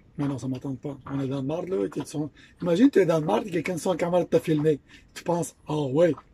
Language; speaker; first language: French; non-native, fluent; Bulgarian